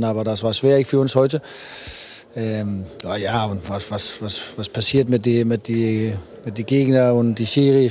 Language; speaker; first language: German; non-native, learner; Danish